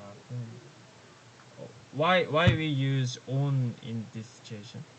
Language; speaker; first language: English; non-native, learner; Korean